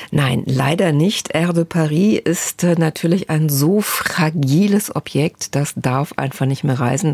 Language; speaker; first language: German; native; German